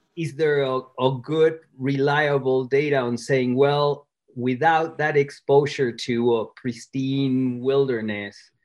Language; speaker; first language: English; non-native, fluent; Spanish